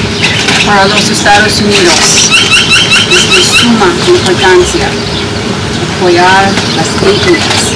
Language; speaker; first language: Spanish; non-native, fluent; English